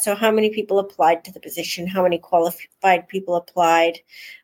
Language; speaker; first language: English; native; English